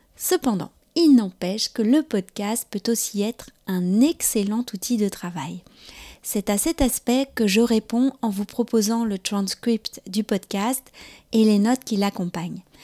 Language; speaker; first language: French; native; French